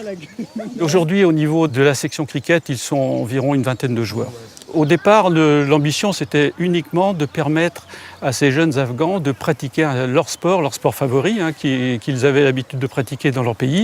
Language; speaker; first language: French; native; French